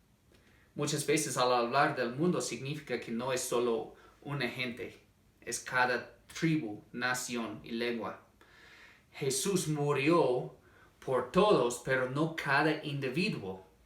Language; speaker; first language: Spanish; non-native, fluent; English